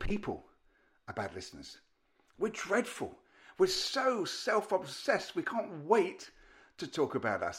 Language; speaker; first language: English; native; English